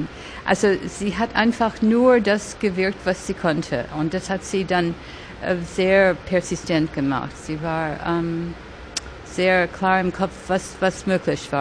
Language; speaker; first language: German; early bilingual, other home language; French